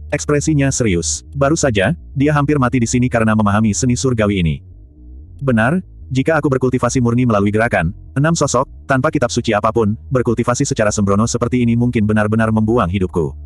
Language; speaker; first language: Indonesian; native; Indonesian